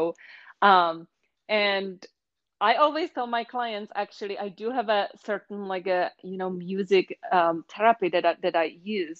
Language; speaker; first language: English; non-native, fluent; Czech